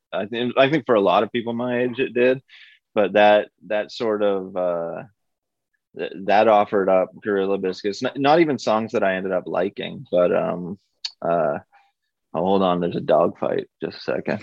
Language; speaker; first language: English; native; English